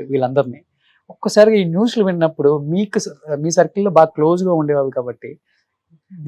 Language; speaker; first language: Telugu; native; Telugu